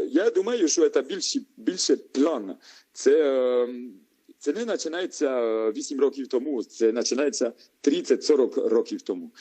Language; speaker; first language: Ukrainian; non-native, learner; French